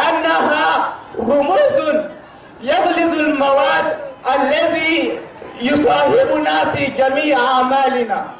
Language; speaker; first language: Arabic; non-native, learner; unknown